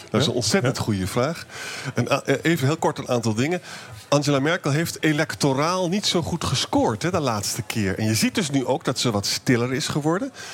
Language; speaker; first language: Dutch; native; Dutch